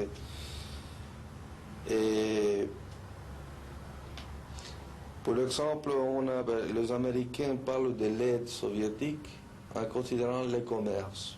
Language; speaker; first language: French; non-native, fluent; Spanish